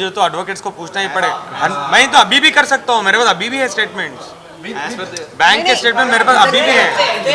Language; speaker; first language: Hindi; native; Hindi